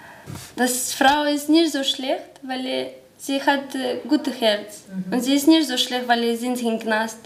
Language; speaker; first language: German; non-native, learner; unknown